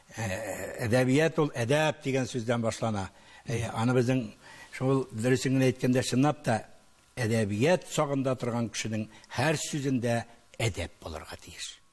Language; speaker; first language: Tatar; native; Tatar